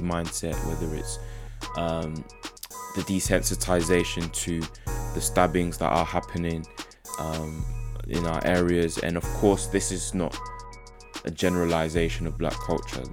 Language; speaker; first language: English; native; English